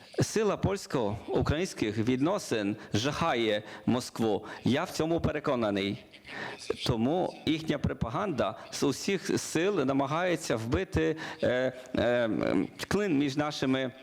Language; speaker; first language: Ukrainian; non-native, learner; Polish